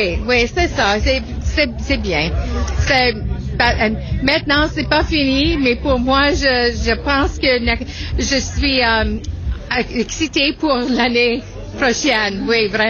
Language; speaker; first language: French; non-native, local second language; English